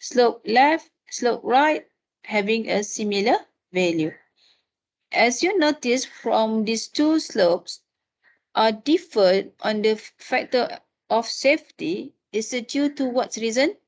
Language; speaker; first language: English; non-native, local second language; Malay